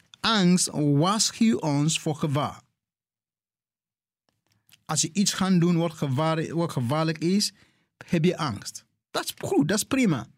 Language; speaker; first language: Dutch; non-native, fluent; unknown